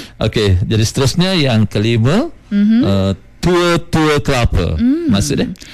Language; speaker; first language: Malay; native; Malay